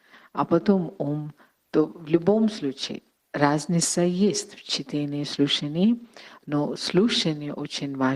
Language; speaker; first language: Russian; non-native, learner; Hindi